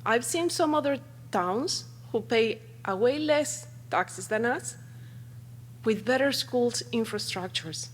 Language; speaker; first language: English; non-native, fluent; Spanish